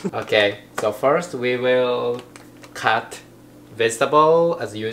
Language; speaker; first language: English; non-native, learner; Japanese